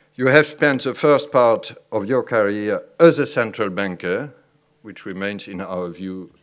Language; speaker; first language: English; non-native, fluent; French